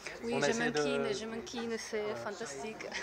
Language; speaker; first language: French; non-native, learner; Italian